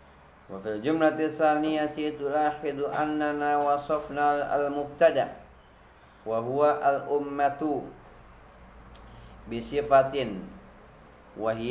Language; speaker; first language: Arabic; non-native, fluent; Indonesian